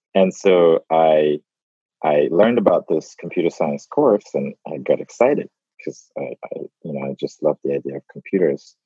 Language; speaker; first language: English; non-native, local second language; Igbo